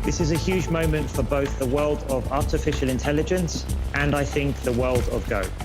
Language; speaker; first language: English; native; English